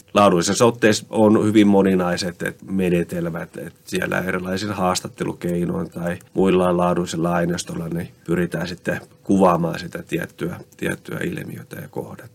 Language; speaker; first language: Finnish; native; Finnish